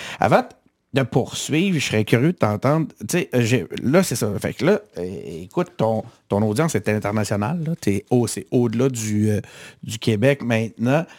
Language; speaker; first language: French; native; French